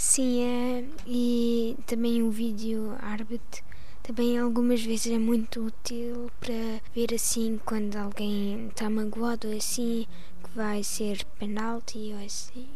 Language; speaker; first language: Portuguese; early bilingual, heritage; Portuguese